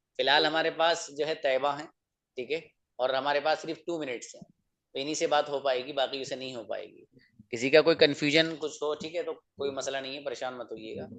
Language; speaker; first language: Hindi; native; Hindi